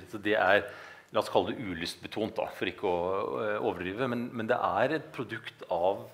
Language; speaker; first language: Norwegian; native; Norwegian